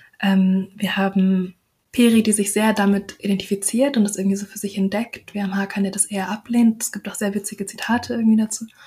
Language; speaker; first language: German; native; German